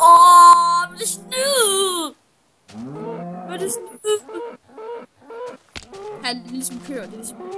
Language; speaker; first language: Danish; native; Danish